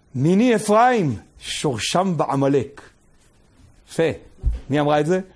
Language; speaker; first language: Hebrew; native; Hebrew